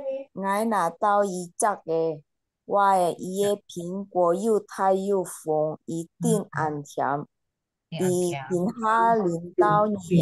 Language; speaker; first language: Chinese; non-native, learner; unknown